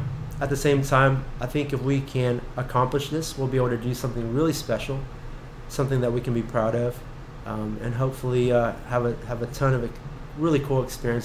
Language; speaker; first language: English; native; English